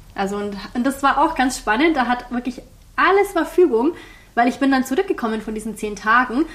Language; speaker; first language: German; early bilingual, heritage; German